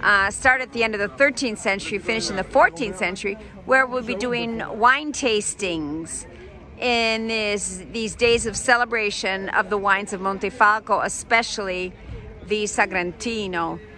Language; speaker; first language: English; native; English